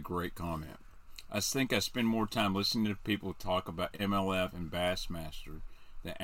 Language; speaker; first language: English; native; English